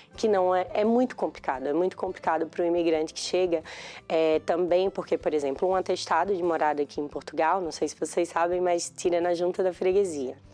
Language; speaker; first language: Portuguese; native; Portuguese